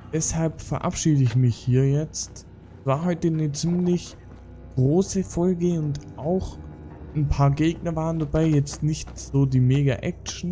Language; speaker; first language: German; native; German